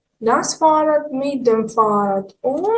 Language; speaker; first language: German; non-native, fluent; Ukrainian